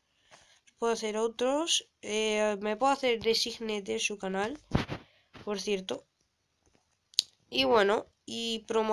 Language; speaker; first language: Spanish; native; Spanish